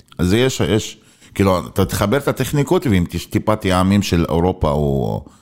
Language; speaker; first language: Hebrew; non-native, local second language; Arabic